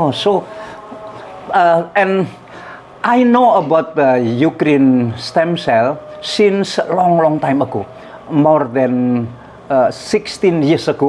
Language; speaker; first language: English; non-native, learner; Indonesian